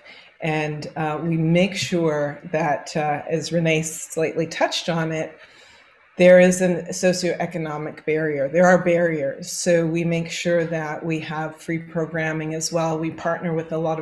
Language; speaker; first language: English; native; English